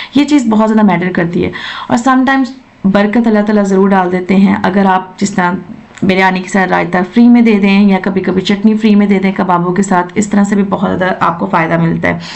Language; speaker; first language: Urdu; native; Urdu